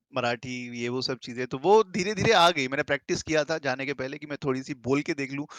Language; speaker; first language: Hindi; native; Hindi